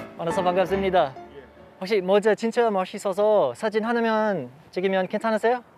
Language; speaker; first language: Korean; non-native, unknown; English